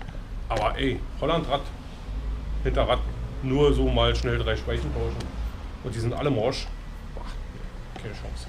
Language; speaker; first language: German; native; German